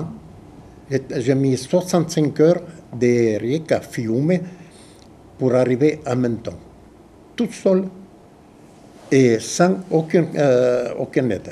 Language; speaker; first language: French; non-native, fluent; Croatian